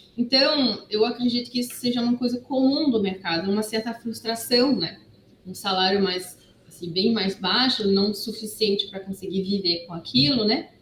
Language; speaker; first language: Portuguese; non-native, fluent; French